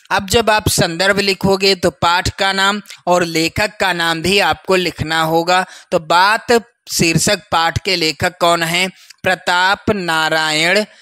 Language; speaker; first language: Hindi; native; Hindi